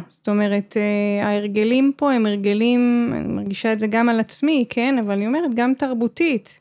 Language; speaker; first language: Hebrew; native; Hebrew